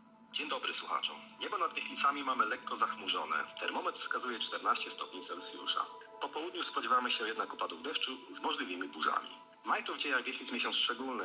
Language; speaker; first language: Polish; native; Polish